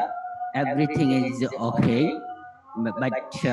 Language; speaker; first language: English; non-native, learner; Bangla